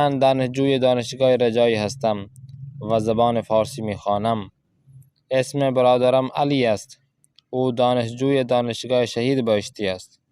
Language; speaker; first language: Persian; non-native, fluent; Urdu